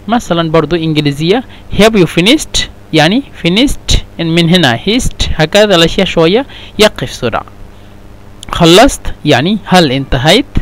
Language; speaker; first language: Egyptian Arabic; non-native, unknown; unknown